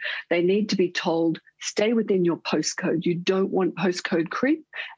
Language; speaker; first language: English; native; English